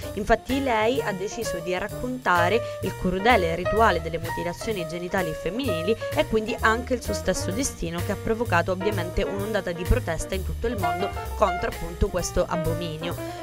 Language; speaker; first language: Italian; native; Italian